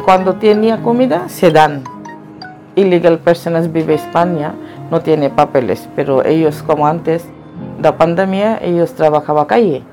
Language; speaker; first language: Spanish; non-native, learner; Bangla